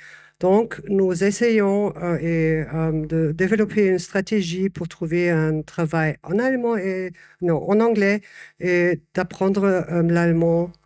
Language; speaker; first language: French; non-native, fluent; German